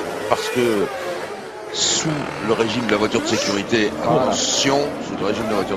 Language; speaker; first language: French; native; French